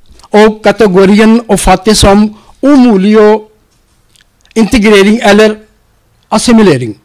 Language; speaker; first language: Norwegian; non-native, learner; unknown